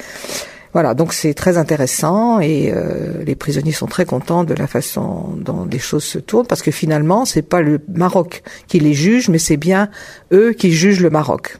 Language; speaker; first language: French; native; French